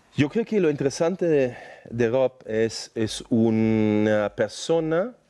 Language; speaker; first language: Spanish; non-native, fluent; German